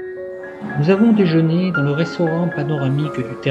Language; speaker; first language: French; native; French